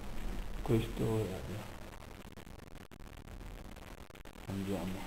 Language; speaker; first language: Italian; non-native, learner; Portuguese